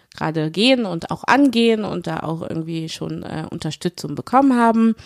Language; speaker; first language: German; early bilingual, other home language; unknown